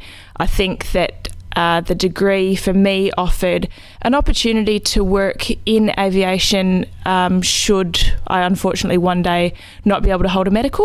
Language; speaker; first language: English; native; English